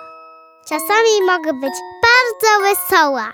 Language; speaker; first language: Polish; early bilingual, heritage; German